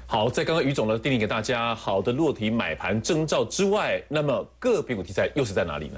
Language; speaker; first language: Chinese; native; Chinese